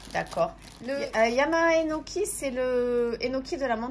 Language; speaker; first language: French; native; French